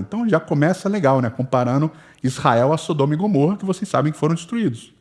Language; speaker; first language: Portuguese; native; Portuguese